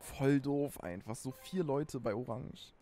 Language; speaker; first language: German; native; German